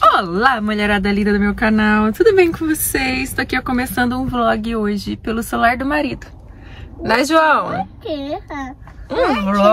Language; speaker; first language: Portuguese; native; Portuguese